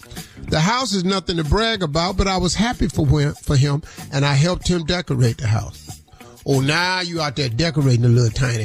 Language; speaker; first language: English; native; English